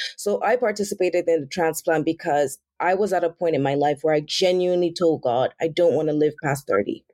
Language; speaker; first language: English; non-native, local second language; Yoruba